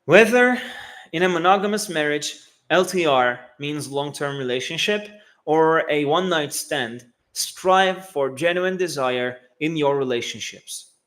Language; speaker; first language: English; non-native, fluent; Turkish